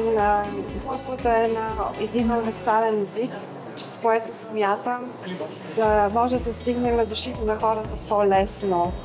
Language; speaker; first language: Bulgarian; early bilingual, heritage; Bulgarian